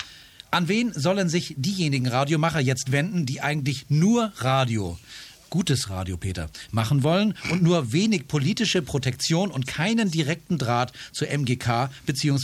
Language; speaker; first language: German; native; German